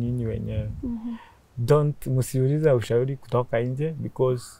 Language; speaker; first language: English; non-native, local second language; Meru